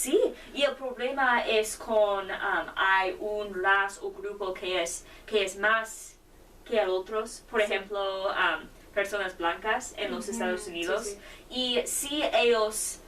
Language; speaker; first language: Spanish; non-native, learner; English